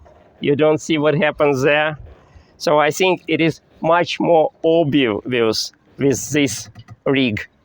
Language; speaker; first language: English; non-native, fluent; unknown